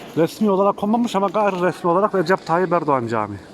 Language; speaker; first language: Turkish; native; Turkish